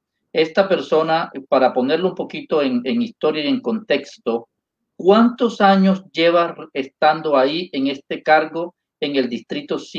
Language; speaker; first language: Spanish; native; Spanish